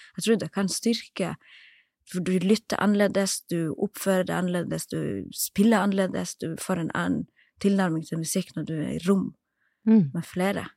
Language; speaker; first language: Norwegian; early bilingual, other home language; Somali